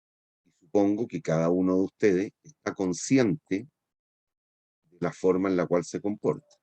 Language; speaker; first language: Spanish; native; Spanish